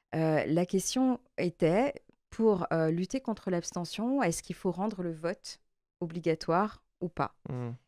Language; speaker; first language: French; native; French